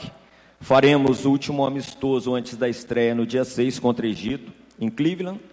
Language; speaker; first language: Portuguese; native; Portuguese